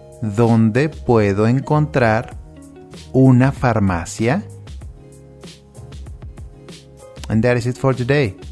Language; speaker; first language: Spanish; non-native, fluent; English